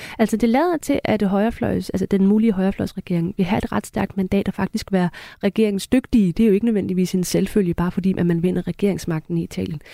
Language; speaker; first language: Danish; native; Danish